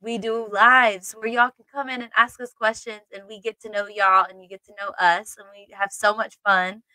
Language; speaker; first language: English; native; English